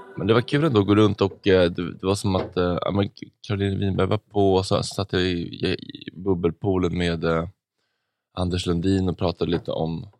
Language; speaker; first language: Swedish; native; Swedish